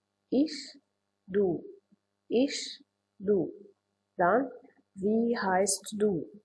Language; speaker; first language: German; non-native, learner; Arabic